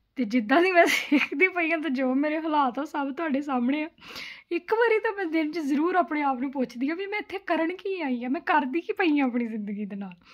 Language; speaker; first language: Finnish; non-native, learner; Punjabi